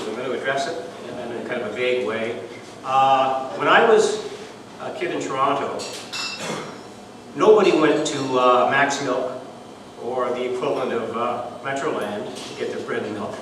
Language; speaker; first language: English; native; English